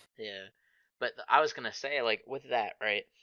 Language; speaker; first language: English; native; English